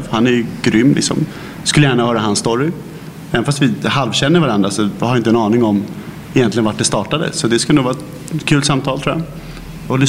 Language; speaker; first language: Swedish; native; Swedish